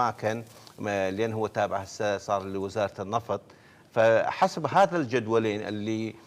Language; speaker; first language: Arabic; non-native, local second language; Kurdish